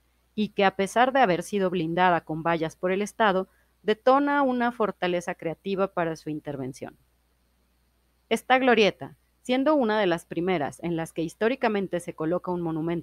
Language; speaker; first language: Spanish; native; Spanish